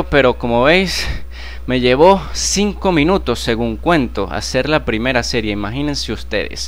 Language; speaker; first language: Spanish; native; Spanish